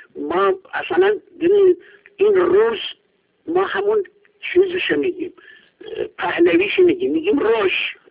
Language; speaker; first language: Persian; non-native, local second language; Kurdish